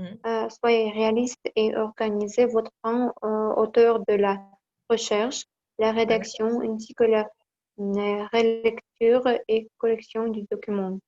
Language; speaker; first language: French; non-native, learner; Kazakh